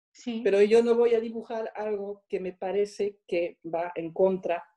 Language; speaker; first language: Spanish; non-native, fluent; French